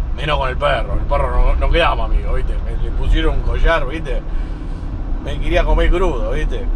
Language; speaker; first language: Spanish; native; Spanish